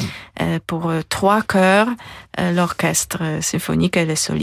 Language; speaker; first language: French; non-native, fluent; Polish